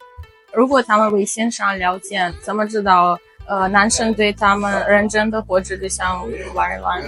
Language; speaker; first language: Chinese; non-native, fluent; Russian